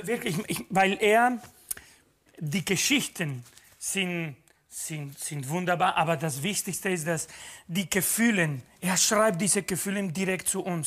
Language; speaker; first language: German; non-native, fluent; Spanish